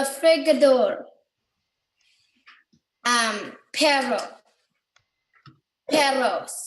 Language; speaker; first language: Spanish; non-native, learner; English